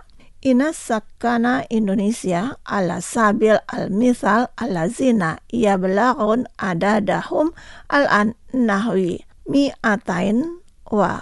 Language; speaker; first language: Arabic; non-native, fluent; Indonesian